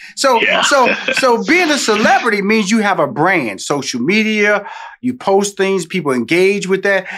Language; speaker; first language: English; native; English